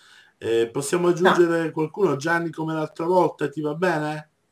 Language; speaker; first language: Italian; native; Italian